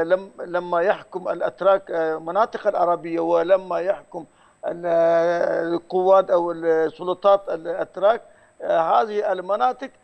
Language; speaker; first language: Arabic; non-native, fluent; Turkish